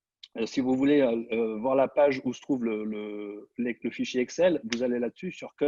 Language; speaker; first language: French; native; French